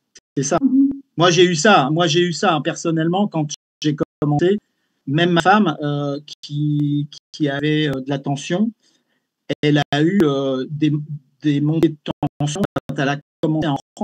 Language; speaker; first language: French; native; French